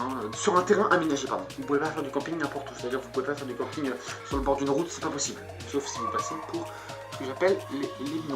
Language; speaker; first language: French; native; French